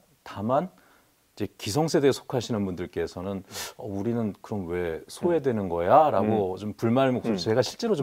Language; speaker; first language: Korean; native; Korean